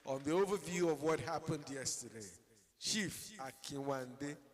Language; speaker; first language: English; non-native, local second language; Yoruba